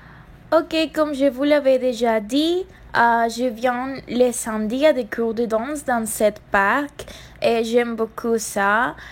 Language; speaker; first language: French; non-native, learner; Spanish